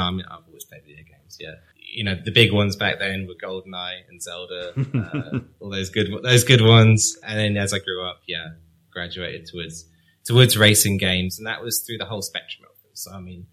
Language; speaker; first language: English; native; English